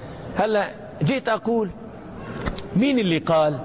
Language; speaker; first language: Arabic; native; Arabic